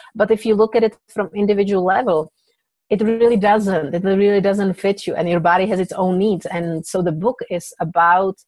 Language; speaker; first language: English; non-native, fluent; Czech